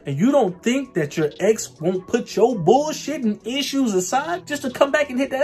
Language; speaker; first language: English; native; English